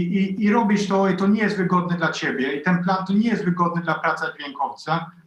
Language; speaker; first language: Polish; non-native, fluent; Swedish